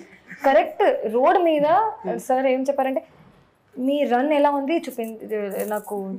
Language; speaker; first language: Telugu; non-native, fluent; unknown